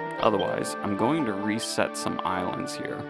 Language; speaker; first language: English; native; English